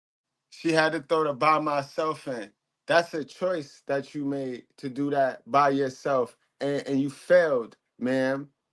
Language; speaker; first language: English; native; English